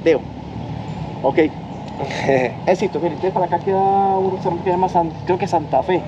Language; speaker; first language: Spanish; native; Spanish